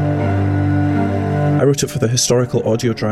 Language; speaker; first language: English; native; English